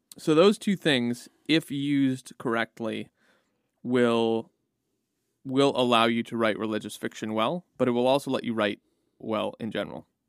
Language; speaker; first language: English; native; English